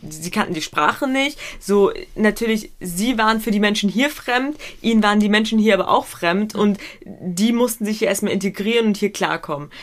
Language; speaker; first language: German; early bilingual, other home language; Pashto